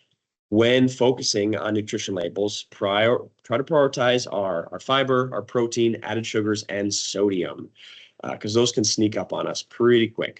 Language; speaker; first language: English; native; English